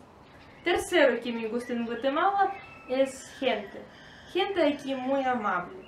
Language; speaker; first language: Spanish; non-native, learner; Russian